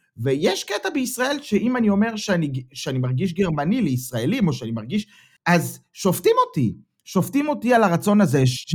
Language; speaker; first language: Hebrew; native; Hebrew